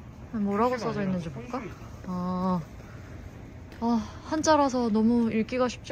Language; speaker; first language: Korean; native; Korean